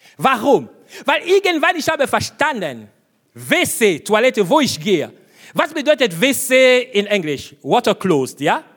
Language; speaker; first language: German; non-native, fluent; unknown